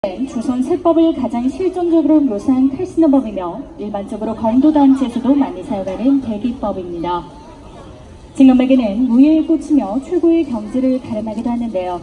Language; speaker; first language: Korean; native; Korean